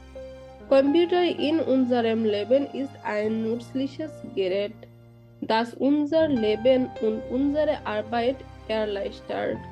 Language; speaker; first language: German; non-native, learner; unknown